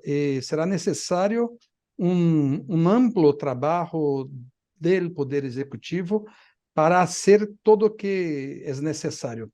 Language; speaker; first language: Spanish; non-native, fluent; Portuguese